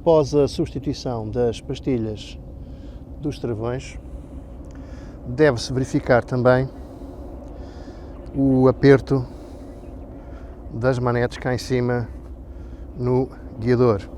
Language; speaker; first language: Portuguese; native; Portuguese